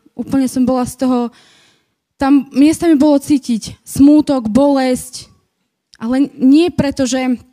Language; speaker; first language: Slovak; native; Slovak